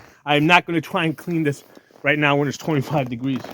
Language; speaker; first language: English; native; English